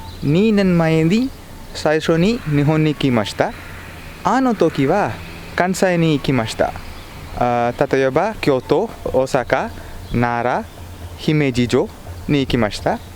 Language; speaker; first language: Japanese; non-native, learner; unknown